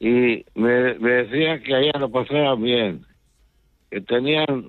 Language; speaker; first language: Spanish; non-native, local second language; Basque